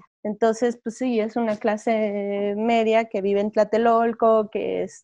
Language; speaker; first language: Spanish; native; Spanish